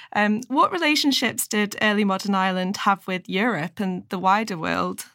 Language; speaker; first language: English; native; English